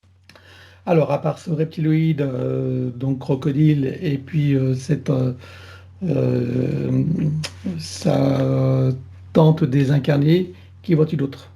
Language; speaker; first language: French; native; French